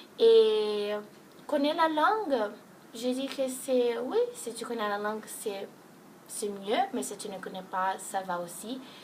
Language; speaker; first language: French; non-native, learner; Portuguese